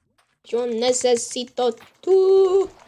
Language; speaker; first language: Spanish; non-native, learner; English